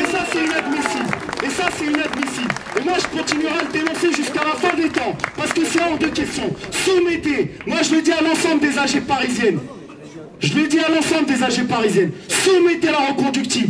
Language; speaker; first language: French; native; French